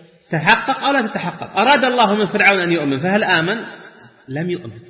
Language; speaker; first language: Arabic; native; Arabic